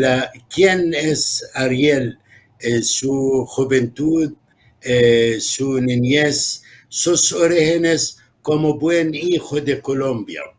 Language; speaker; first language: Spanish; non-native, fluent; Arabic